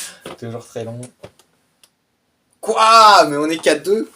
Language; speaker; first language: French; native; French